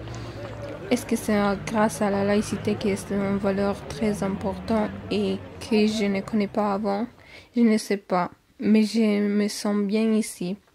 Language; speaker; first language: French; non-native, learner; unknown